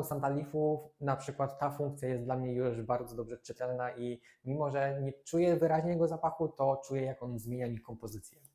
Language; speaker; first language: Polish; native; Polish